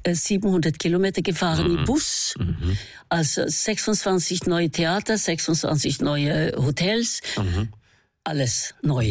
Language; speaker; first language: German; non-native, fluent; Norwegian